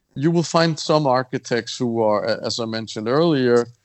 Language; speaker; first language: English; non-native, fluent; Danish